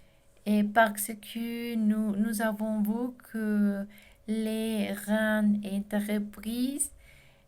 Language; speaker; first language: French; non-native, learner; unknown